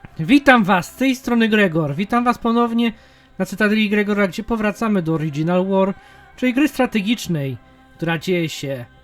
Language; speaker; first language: Polish; native; Polish